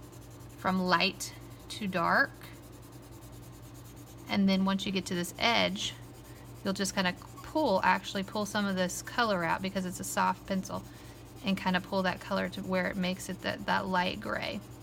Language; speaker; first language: English; native; English